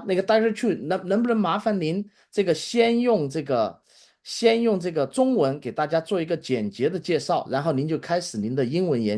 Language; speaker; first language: Chinese; native; Chinese